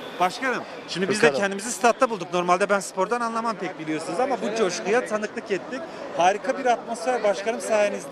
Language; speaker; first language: Turkish; native; Turkish